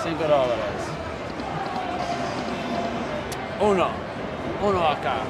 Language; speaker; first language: Spanish; non-native, learner; English